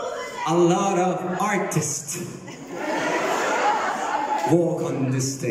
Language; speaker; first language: English; non-native, learner; Italian